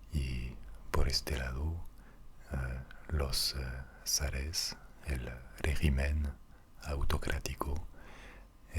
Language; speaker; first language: Spanish; non-native, fluent; French